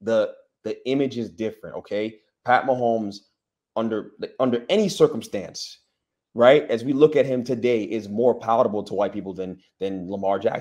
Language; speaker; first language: English; native; English